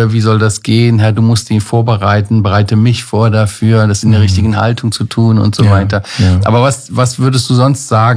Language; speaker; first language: German; native; German